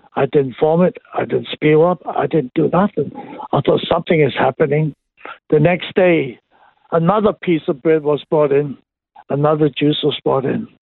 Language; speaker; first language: English; non-native, local second language; Cantonese